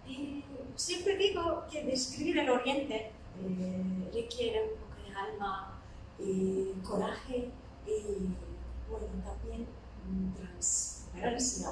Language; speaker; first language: Spanish; non-native, fluent; Turkish